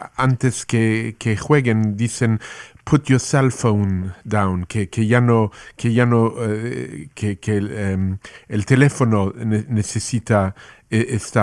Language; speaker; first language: Spanish; non-native, learner; English